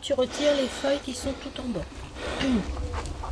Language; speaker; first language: French; native; French